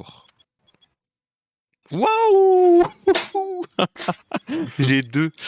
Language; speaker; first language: French; native; French